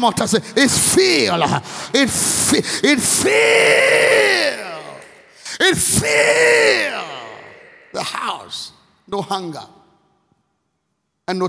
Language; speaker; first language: English; non-native, local second language; Akan